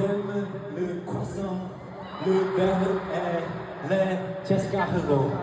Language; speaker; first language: French; non-native, learner; Korean